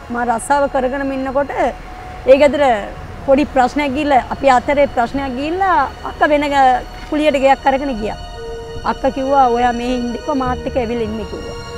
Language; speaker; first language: Sinhala; non-native, local second language; Tamil